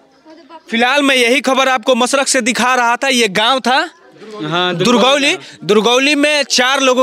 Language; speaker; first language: Hindi; native; Hindi